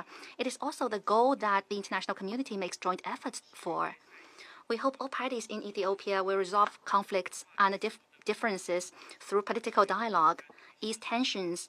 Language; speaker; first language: English; non-native, fluent; Chinese